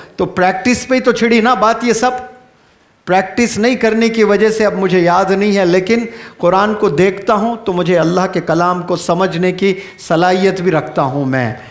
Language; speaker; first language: Urdu; native; Urdu